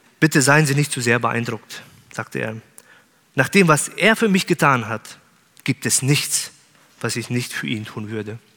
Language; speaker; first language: German; native; German